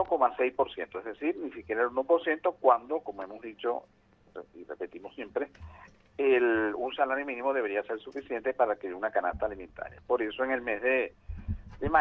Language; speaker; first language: Spanish; native; Spanish